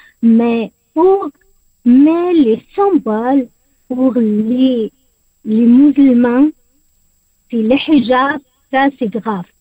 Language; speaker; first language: French; non-native, learner; Arabic